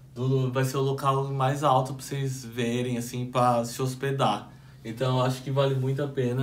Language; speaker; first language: Portuguese; native; Portuguese